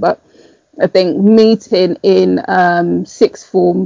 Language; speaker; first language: English; native; English